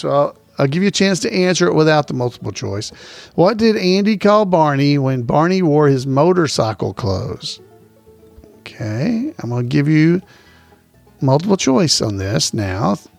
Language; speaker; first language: English; native; English